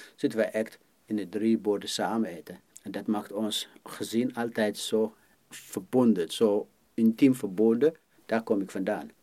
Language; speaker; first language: Dutch; non-native, fluent; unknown